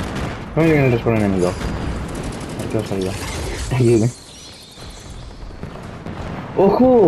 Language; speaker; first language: Spanish; native; Spanish